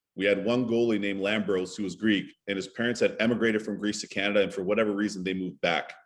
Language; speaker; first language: English; native; English